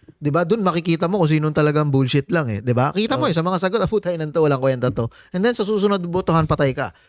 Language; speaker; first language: Filipino; native; Filipino